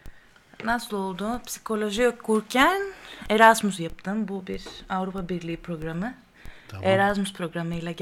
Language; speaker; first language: Turkish; non-native, learner; Greek